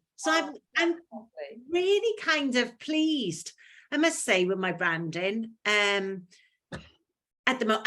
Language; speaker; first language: English; native; English